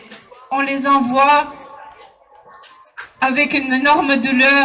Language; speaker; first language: French; non-native, fluent; Ukrainian